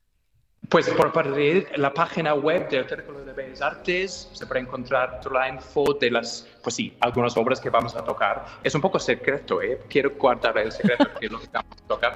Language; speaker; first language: Spanish; non-native, fluent; English